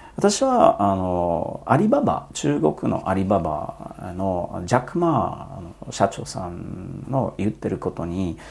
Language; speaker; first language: Japanese; non-native, fluent; Polish